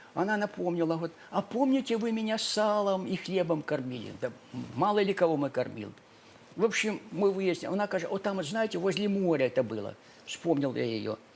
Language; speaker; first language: Russian; non-native, local second language; Ukrainian